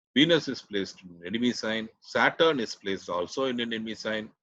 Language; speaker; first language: English; non-native, local second language; Tamil